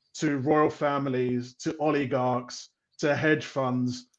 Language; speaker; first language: English; native; English